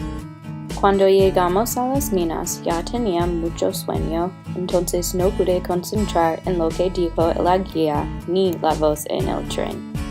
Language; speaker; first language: Spanish; non-native, learner; English